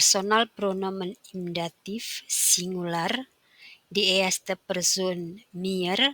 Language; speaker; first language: German; non-native, fluent; Indonesian